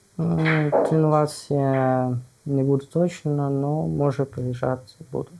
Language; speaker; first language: Ukrainian; non-native, local second language; Russian